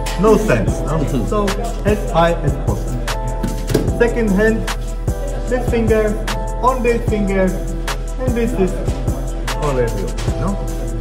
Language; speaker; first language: English; non-native, learner; Polish